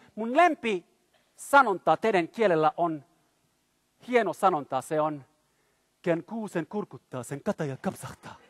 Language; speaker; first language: Finnish; non-native, fluent; French